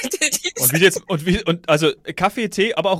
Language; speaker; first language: German; native; German